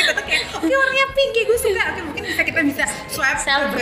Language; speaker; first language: Indonesian; native; Indonesian